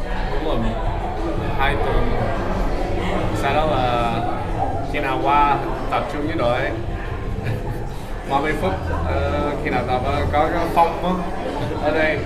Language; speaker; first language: Vietnamese; early bilingual, heritage; English